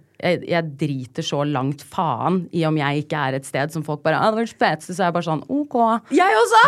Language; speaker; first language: Norwegian; native; Norwegian